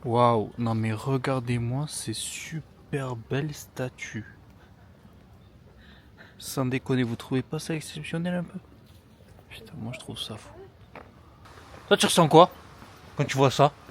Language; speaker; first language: French; native; French